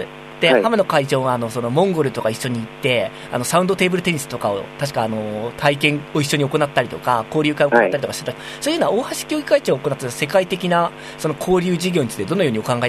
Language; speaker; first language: Japanese; native; Japanese